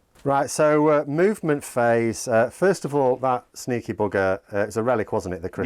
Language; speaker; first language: English; native; English